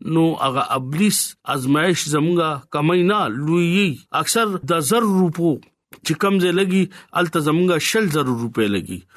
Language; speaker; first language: Pashto; non-native, local second language; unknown